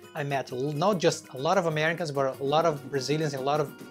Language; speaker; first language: English; non-native, fluent; Portuguese